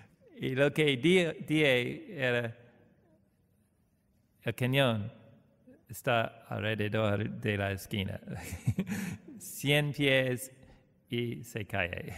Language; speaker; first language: Spanish; non-native, learner; English